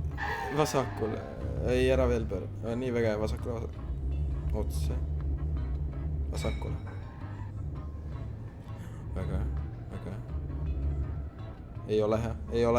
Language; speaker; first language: Estonian; native; Estonian